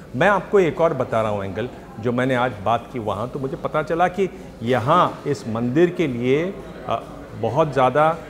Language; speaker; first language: Hindi; native; Hindi